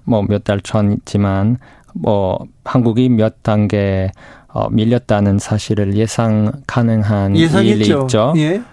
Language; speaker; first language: Korean; non-native, fluent; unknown